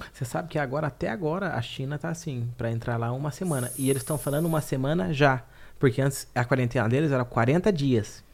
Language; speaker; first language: Portuguese; native; Portuguese